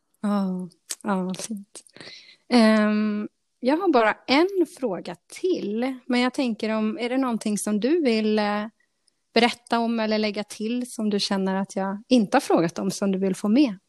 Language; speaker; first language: Swedish; native; Swedish